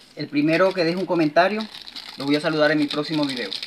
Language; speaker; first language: Spanish; native; Spanish